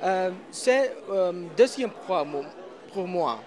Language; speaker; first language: French; non-native, learner; Tamil